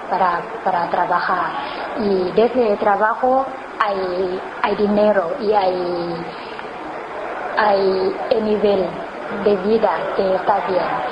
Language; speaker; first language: Spanish; non-native, learner; Thai